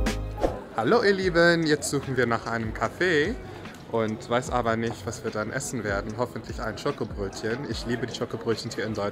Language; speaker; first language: German; non-native, learner; English